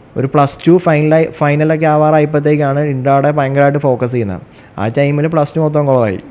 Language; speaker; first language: Malayalam; native; Malayalam